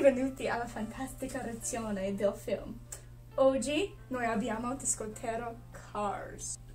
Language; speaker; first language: Italian; non-native, learner; English